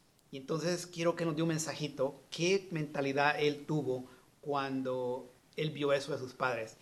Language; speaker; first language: Spanish; native; Spanish